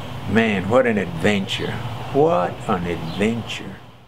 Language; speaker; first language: English; early bilingual, other home language; Spanish